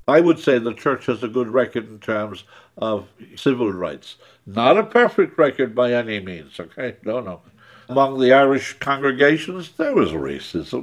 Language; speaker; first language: English; native; English